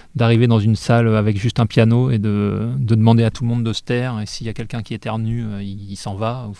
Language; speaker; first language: French; native; French